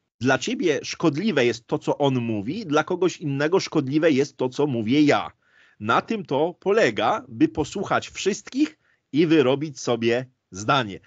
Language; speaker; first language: Polish; native; Polish